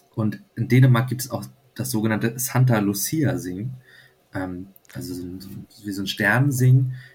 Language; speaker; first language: German; native; German